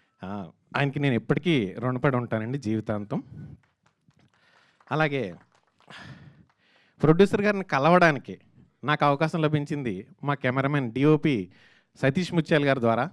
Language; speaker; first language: Telugu; native; Telugu